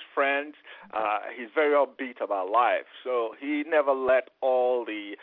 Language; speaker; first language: English; non-native, local second language; Igbo